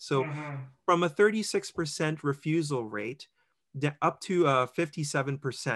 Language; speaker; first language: English; non-native, local second language; Filipino